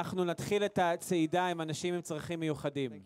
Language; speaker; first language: Hebrew; native; Hebrew